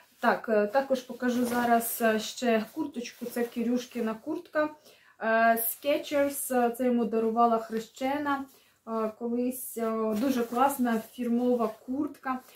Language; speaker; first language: Ukrainian; non-native, local second language; Russian